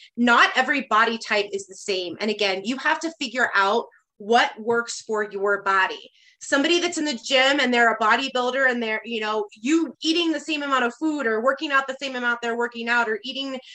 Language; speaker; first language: English; native; English